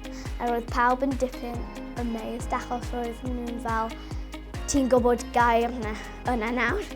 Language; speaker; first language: Welsh; non-native, local second language; English